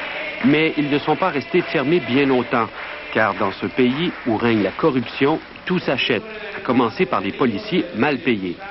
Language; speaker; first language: French; native; French